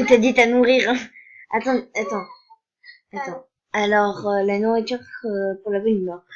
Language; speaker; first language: French; native; French